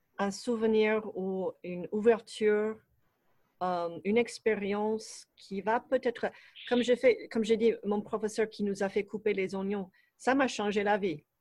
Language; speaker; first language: French; non-native, fluent; English